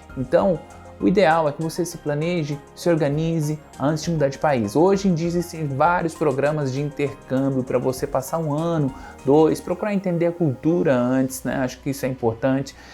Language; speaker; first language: Portuguese; native; Portuguese